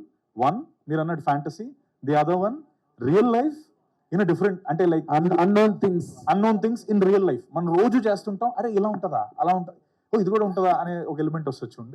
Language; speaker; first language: Telugu; native; Telugu